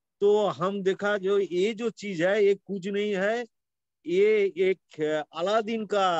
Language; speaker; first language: Hindi; non-native, local second language; Bangla